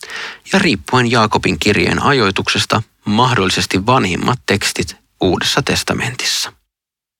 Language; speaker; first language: Finnish; native; Finnish